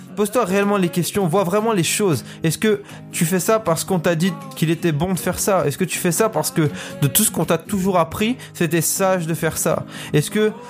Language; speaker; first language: French; native; French